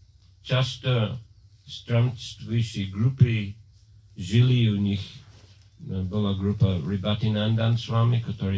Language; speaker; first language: Russian; non-native, fluent; English